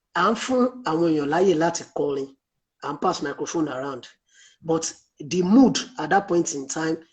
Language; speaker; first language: English; non-native, local second language; Yoruba